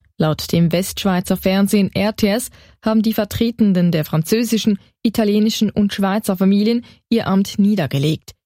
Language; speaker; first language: German; native; German